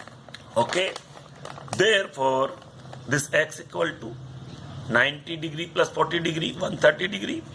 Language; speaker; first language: English; non-native, local second language; Hindi